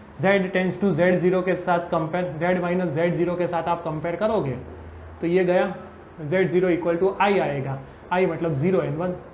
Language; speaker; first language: Hindi; non-native, local second language; Gujarati